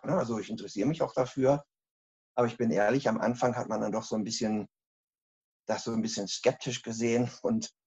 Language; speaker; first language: German; native; German